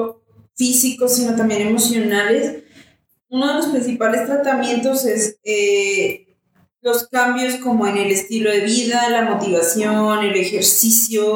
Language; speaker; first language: Spanish; native; Spanish